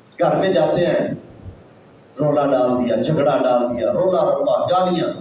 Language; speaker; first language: Urdu; non-native, local second language; Punjabi